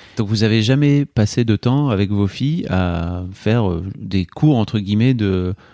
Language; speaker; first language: French; native; French